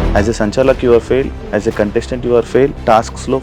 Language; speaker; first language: Telugu; native; Telugu